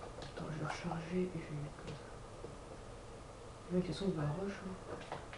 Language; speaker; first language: French; native; French